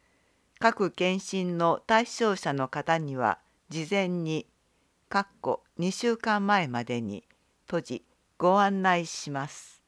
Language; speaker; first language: Japanese; native; Japanese